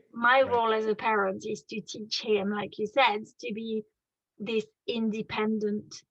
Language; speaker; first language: English; non-native, fluent; French